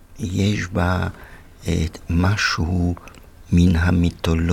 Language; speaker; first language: Hebrew; non-native, fluent; German